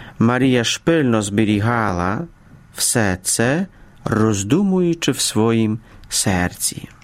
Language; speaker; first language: Ukrainian; native; Ukrainian